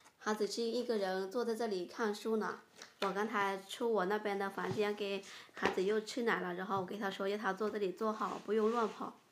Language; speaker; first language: Chinese; non-native, fluent; Lao